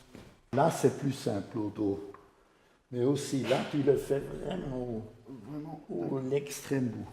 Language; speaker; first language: French; non-native, fluent; Swiss German